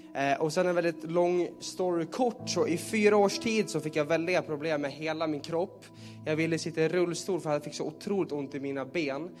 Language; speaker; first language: Swedish; native; Swedish